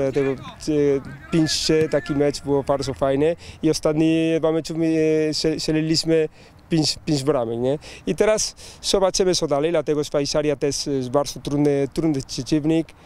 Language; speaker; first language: Polish; non-native, learner; Spanish